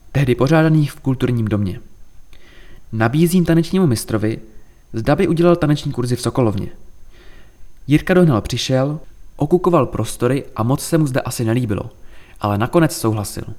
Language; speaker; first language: Czech; native; Czech